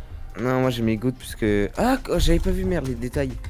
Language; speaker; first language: French; native; French